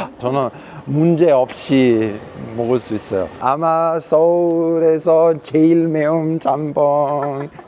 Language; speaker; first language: Korean; non-native, fluent; Italian